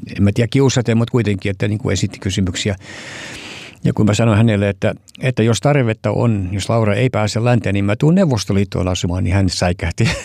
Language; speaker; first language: Finnish; early bilingual, heritage; Finnish